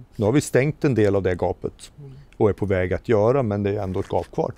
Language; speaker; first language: Swedish; native; Swedish